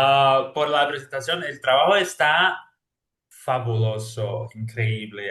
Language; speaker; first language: Spanish; non-native, fluent; Portuguese